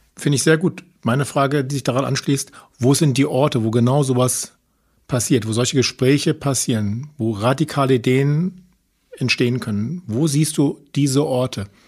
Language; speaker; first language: German; native; German